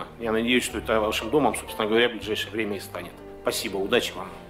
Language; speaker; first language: Russian; native; Russian